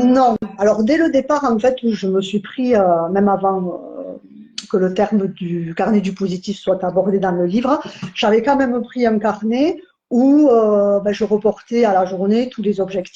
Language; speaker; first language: French; native; French